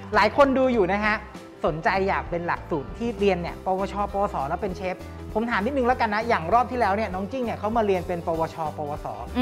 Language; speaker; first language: Thai; native; Thai